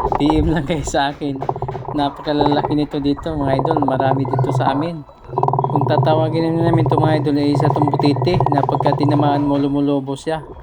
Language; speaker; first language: Filipino; non-native, local second language; Cebuano